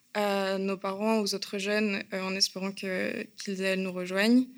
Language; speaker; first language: French; native; French